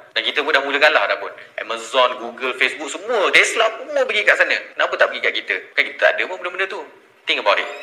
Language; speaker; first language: Malay; native; Malay